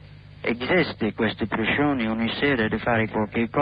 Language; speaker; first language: Italian; non-native, learner; English